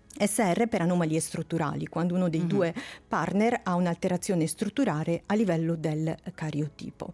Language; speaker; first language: Italian; native; Italian